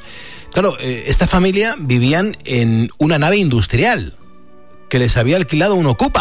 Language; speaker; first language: Spanish; native; Spanish